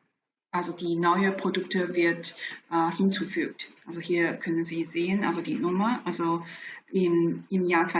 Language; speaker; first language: German; non-native, fluent; Chinese